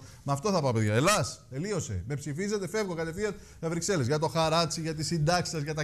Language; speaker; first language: Greek; native; Greek